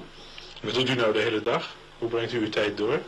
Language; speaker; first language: Dutch; native; Dutch